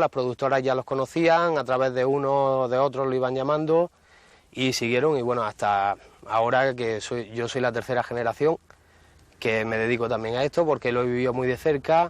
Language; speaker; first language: Spanish; native; Spanish